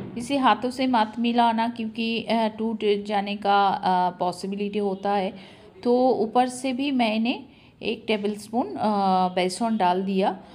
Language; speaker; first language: Hindi; non-native, local second language; Bangla